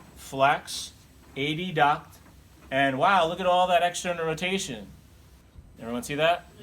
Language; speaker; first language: English; native; English